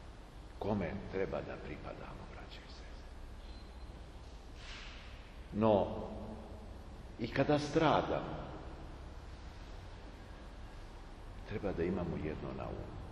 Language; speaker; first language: Serbian; native; Serbian